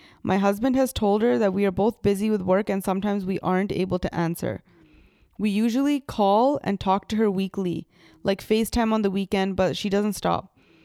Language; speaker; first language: English; early bilingual, other home language; Punjabi